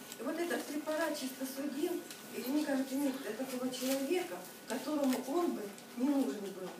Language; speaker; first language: Russian; native; Russian